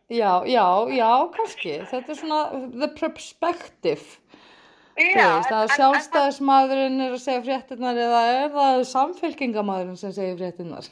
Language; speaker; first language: Icelandic; non-native, fluent; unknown